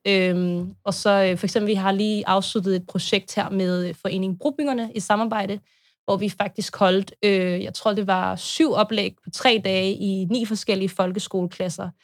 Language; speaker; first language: Danish; native; Danish